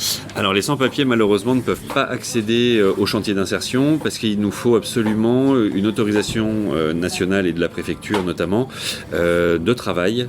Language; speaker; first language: French; native; French